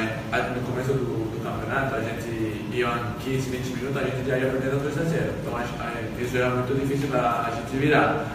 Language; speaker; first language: Portuguese; non-native, fluent; Spanish